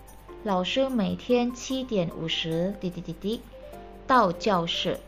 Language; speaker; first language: Chinese; non-native, fluent; Indonesian